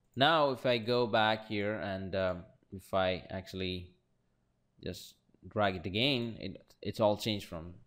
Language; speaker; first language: English; non-native, local second language; Malayalam